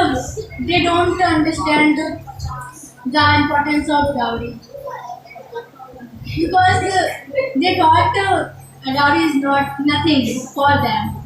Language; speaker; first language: English; non-native, learner; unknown